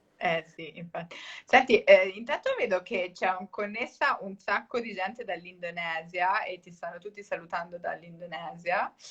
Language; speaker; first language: Italian; native; Italian